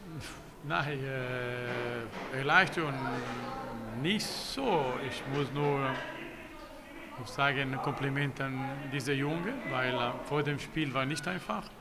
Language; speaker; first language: German; non-native, local second language; Italian